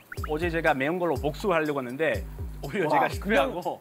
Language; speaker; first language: Korean; non-native, fluent; English